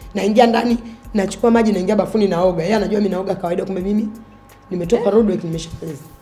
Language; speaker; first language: Swahili; native; Swahili